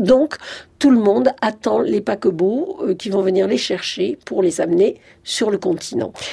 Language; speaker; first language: French; native; French